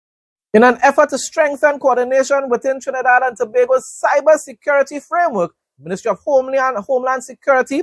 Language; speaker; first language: English; native; English